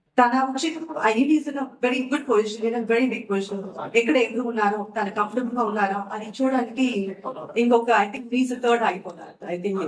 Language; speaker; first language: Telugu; non-native, fluent; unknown